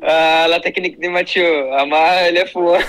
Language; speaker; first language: French; non-native, learner; Portuguese